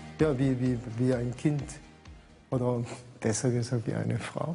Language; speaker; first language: German; non-native, learner; Korean